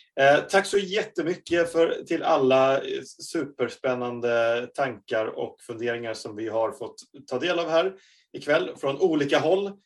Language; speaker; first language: Swedish; native; Swedish